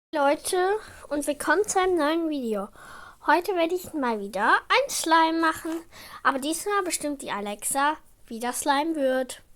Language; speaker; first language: German; native; German